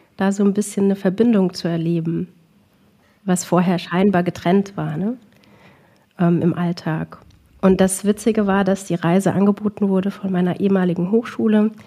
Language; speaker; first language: German; early bilingual, other home language; Arabic